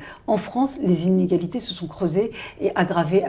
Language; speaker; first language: French; native; French